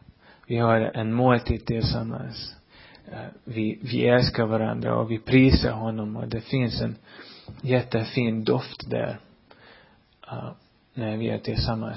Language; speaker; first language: Swedish; non-native, fluent; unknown